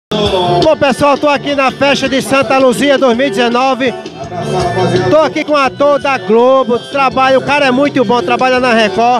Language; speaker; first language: Portuguese; native; Portuguese